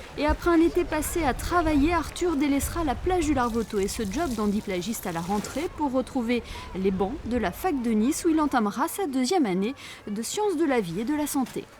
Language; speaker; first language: French; native; French